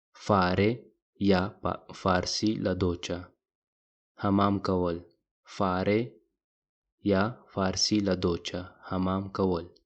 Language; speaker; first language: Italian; non-native, fluent; Pashto